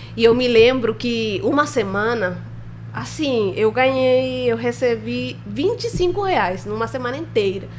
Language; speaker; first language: Portuguese; non-native, fluent; Spanish